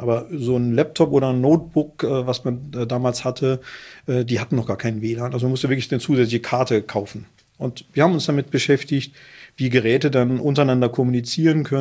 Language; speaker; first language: German; native; German